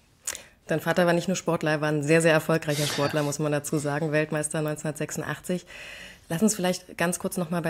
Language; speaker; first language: German; native; German